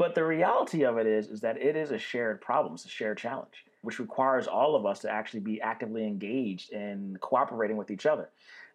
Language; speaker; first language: English; native; English